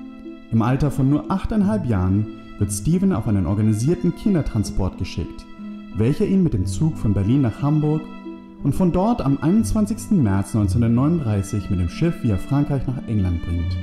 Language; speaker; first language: German; native; German